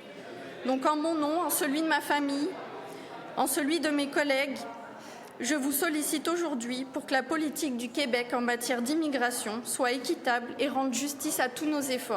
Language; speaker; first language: French; native; French